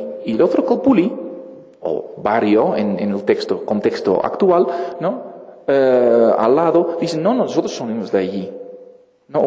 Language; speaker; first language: Spanish; non-native, fluent; Dutch